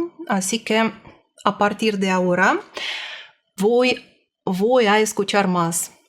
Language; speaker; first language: Spanish; non-native, learner; Russian